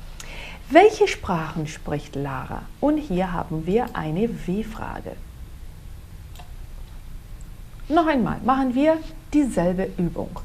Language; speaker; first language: German; non-native, fluent; Portuguese